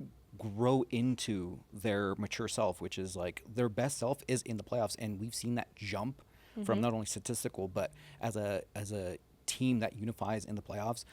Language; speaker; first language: English; native; English